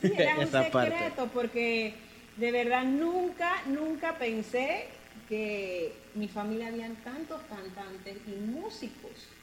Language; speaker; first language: Spanish; non-native, local second language; English